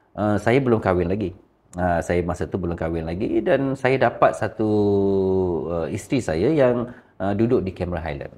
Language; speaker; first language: Malay; non-native, local second language; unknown